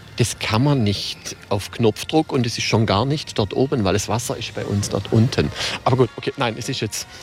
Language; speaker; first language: German; native; German